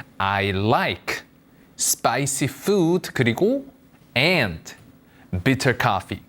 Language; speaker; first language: English; non-native, fluent; Korean